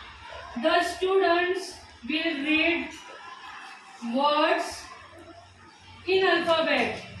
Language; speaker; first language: English; non-native, local second language; Urdu